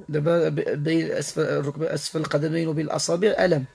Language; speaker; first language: Arabic; native; Arabic